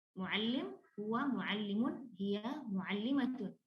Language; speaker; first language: Arabic; non-native, fluent; Indonesian